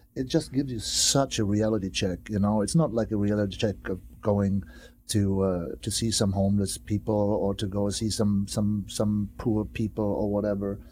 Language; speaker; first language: English; non-native, fluent; German